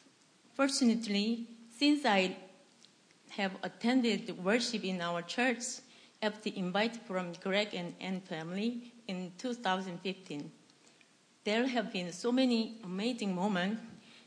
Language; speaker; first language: English; non-native, fluent; Korean